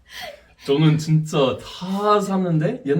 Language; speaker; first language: Korean; non-native, fluent; English